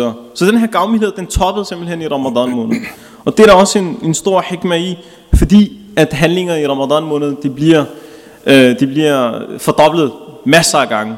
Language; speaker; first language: Danish; early bilingual, other home language; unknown